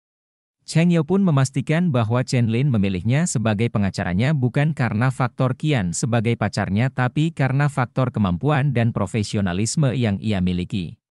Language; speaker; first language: Indonesian; native; Indonesian